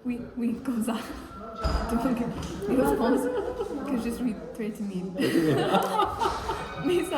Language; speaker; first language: French; non-native, learner; English